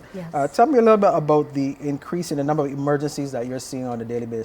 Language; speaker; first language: English; native; English